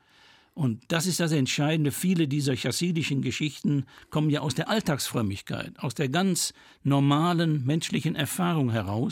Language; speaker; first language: German; native; German